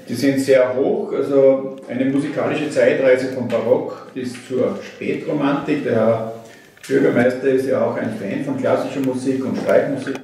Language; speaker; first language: German; native; German